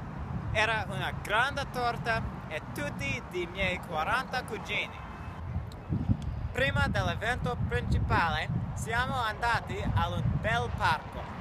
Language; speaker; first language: Italian; non-native, learner; English